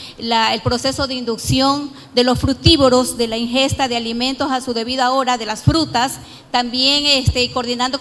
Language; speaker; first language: Spanish; native; Spanish